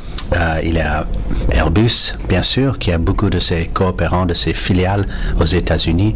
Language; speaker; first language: French; non-native, fluent; English